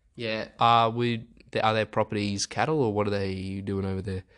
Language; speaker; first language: English; early bilingual, other home language; German